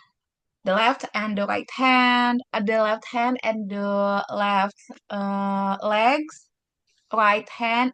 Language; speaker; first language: English; non-native, fluent; Indonesian